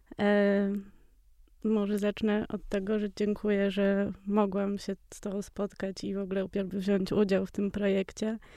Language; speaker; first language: Polish; native; Polish